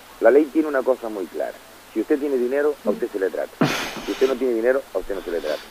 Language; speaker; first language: Spanish; native; Spanish